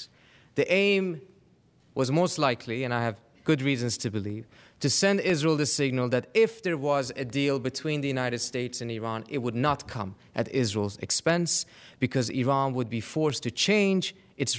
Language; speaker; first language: English; non-native, fluent; Persian